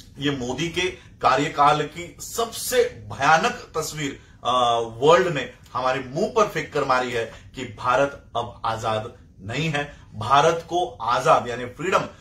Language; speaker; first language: Hindi; non-native, local second language; Marathi